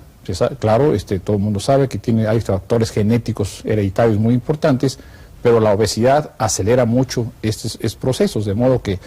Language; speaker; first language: Spanish; native; Spanish